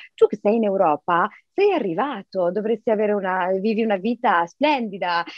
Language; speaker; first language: Italian; early bilingual, other home language; Arabic